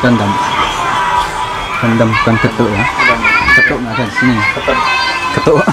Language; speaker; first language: Japanese; non-native, learner; Javanese